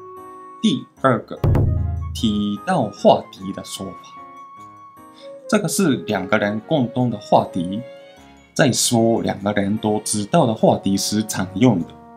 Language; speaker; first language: Chinese; non-native, fluent; Japanese